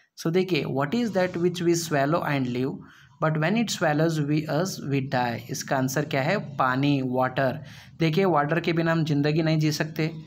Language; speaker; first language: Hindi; non-native, local second language; Kannada